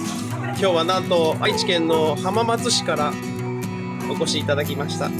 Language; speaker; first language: Japanese; native; Japanese